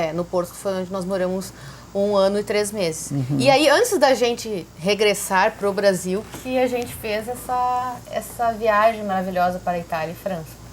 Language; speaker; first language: Portuguese; native; Portuguese